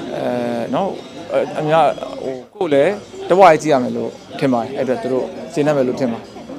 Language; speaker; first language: Burmese; non-native, local second language; Shan